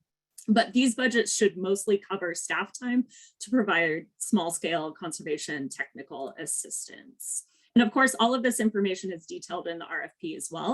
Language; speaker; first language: English; native; English